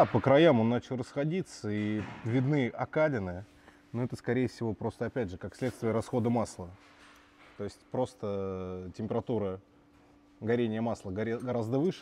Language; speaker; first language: Russian; native; Russian